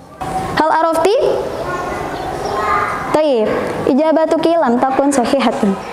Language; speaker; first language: Arabic; non-native, fluent; Indonesian